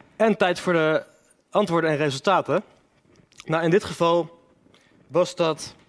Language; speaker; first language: Dutch; native; Dutch